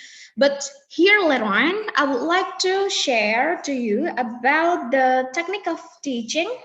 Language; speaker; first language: English; non-native, fluent; Indonesian